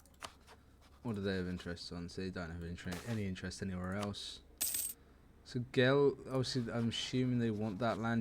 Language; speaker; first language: English; native; English